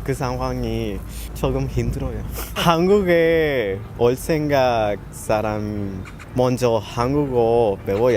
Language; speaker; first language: Korean; non-native, learner; Spanish